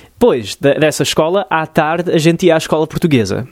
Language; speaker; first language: Portuguese; early bilingual, other home language; English